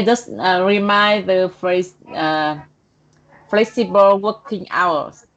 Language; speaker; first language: English; non-native, learner; Vietnamese